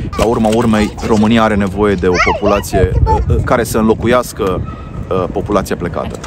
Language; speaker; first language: Romanian; native; Romanian